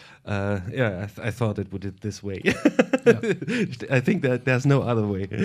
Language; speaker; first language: English; non-native, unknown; German